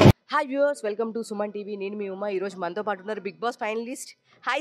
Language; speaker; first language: Telugu; native; Telugu